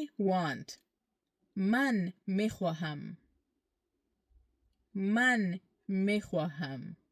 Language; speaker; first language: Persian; early bilingual, heritage; Persian